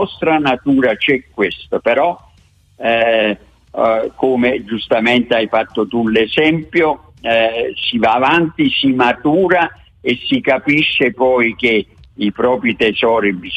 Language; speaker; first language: Italian; native; Italian